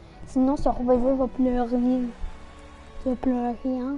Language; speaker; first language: French; native; French